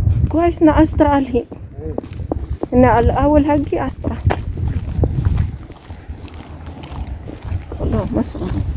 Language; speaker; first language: Arabic; non-native, learner; Filipino